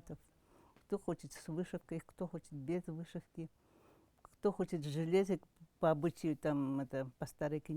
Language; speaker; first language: Russian; non-native, local second language; Yakut